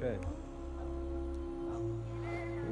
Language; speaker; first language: Russian; non-native, local second language; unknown